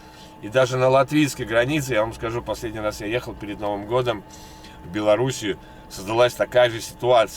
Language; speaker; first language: Russian; native; Russian